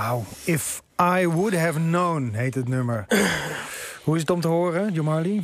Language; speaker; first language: Dutch; native; Dutch